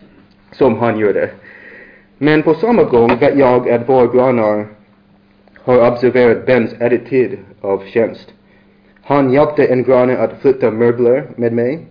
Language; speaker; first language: Swedish; non-native, learner; English